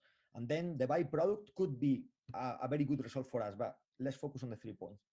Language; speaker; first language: English; non-native, fluent; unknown